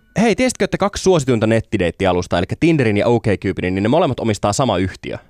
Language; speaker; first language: Finnish; native; Finnish